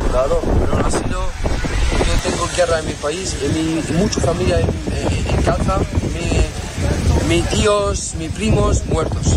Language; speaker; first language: Spanish; non-native, learner; Arabic